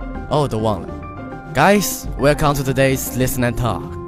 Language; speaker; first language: English; non-native, fluent; Chinese